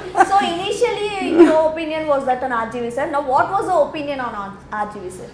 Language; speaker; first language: English; non-native, local second language; Telugu